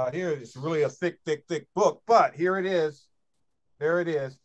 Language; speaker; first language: English; native; English